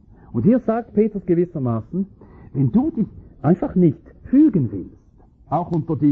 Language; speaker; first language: German; native; German